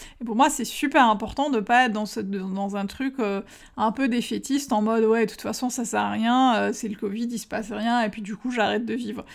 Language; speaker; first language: French; native; French